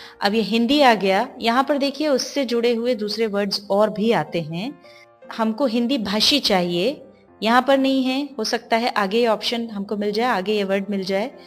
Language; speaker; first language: Hindi; native; Hindi